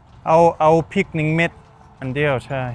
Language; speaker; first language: Thai; non-native, learner; Russian